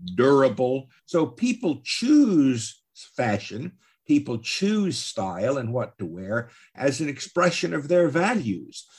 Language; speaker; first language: English; native; English